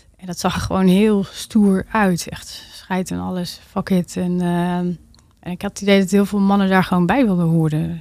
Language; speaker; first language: Dutch; native; Dutch